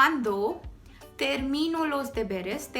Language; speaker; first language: Spanish; non-native, fluent; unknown